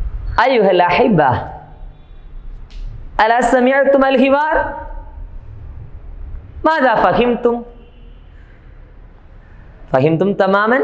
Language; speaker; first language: Arabic; non-native, fluent; Malayalam